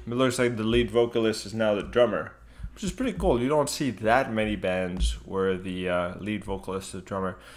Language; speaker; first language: English; native; English